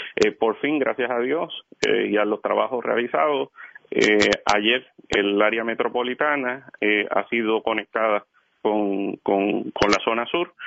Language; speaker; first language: Spanish; native; Spanish